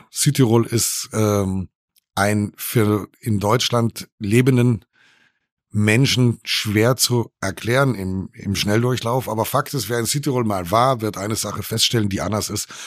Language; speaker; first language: German; native; German